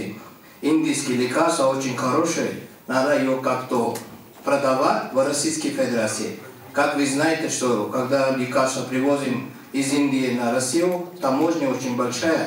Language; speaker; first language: Russian; non-native, learner; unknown